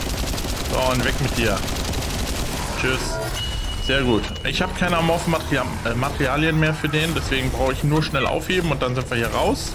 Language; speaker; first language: German; native; German